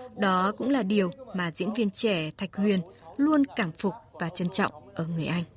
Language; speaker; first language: Vietnamese; native; Vietnamese